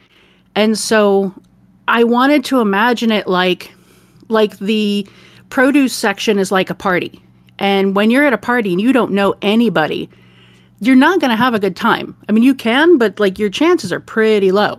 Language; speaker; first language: English; native; English